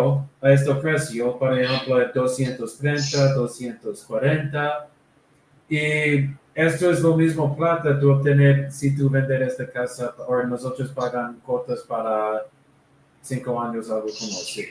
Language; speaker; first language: Spanish; non-native, learner; English